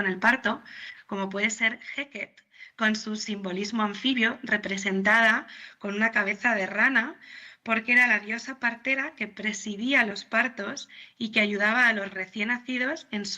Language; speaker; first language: Spanish; native; Spanish